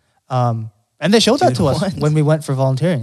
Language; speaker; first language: English; non-native, local second language; Filipino